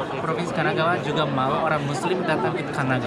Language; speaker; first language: Indonesian; non-native, learner; Japanese